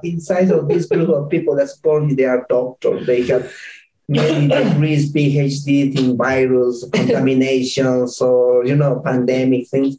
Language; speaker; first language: English; non-native, fluent; Spanish